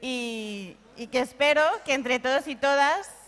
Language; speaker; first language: Spanish; non-native, local second language; Catalan